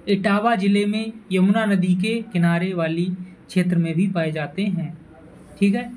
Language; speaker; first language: Hindi; native; Hindi